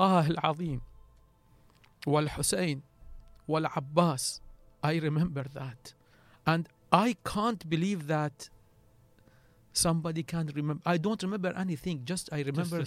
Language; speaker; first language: English; non-native, learner; Arabic